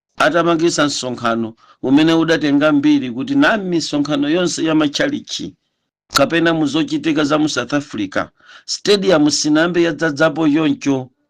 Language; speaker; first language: Nyanja; native; Nyanja